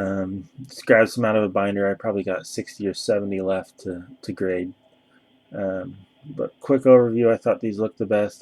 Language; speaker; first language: English; native; English